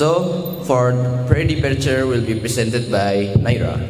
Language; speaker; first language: English; non-native, learner; Indonesian